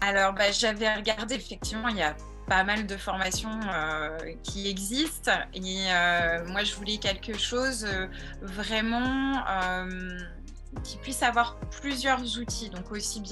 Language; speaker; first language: French; native; French